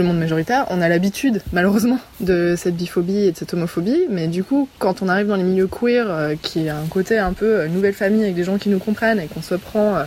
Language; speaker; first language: French; native; French